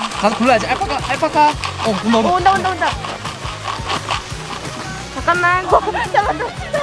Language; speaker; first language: Korean; early bilingual, heritage; Korean